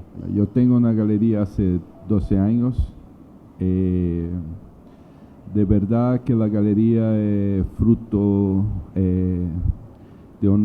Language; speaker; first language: Spanish; non-native, learner; Portuguese